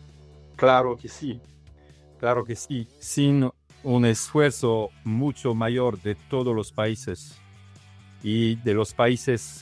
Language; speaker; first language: Spanish; non-native, learner; Italian